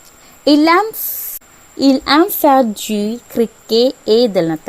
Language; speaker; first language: French; non-native, learner; Tamil